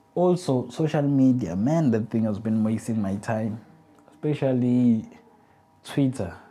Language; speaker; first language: English; non-native, local second language; Zulu